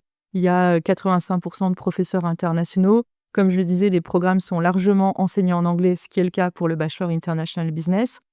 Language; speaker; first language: French; native; French